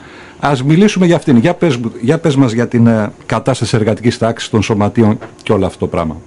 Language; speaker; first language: Greek; native; Greek